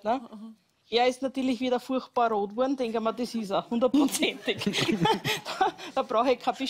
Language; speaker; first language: German; native; German